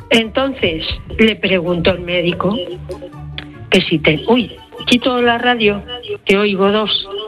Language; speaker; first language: Spanish; native; Spanish